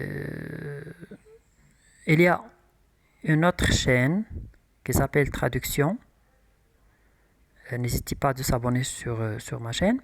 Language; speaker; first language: French; non-native, local second language; Arabic